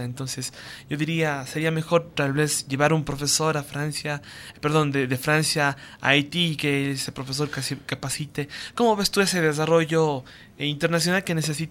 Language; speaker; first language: Spanish; native; Spanish